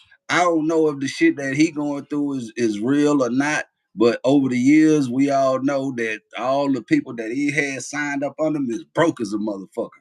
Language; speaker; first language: English; native; English